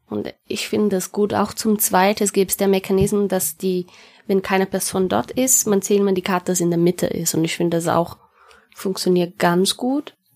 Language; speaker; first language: German; non-native, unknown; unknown